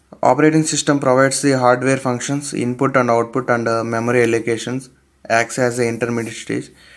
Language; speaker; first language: English; non-native, local second language; Telugu